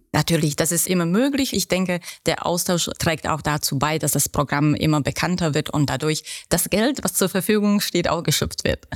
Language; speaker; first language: German; native; German